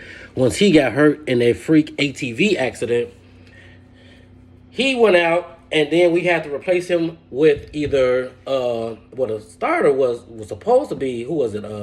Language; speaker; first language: English; native; English